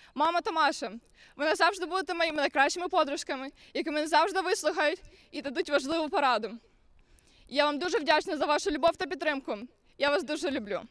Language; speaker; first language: Ukrainian; native; Ukrainian